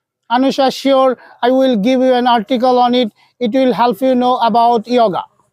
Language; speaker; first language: English; non-native, local second language; Bangla